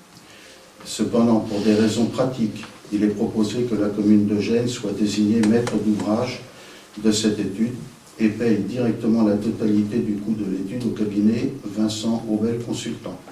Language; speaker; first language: French; native; French